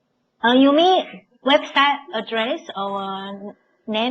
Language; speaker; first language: English; non-native, learner; Chinese